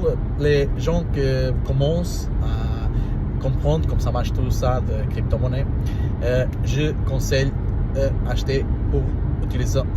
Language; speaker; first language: French; non-native, learner; Portuguese